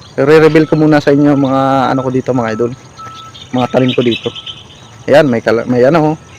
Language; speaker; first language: Filipino; native; Filipino